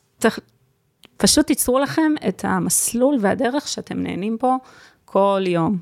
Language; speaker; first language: Hebrew; early bilingual, other home language; Russian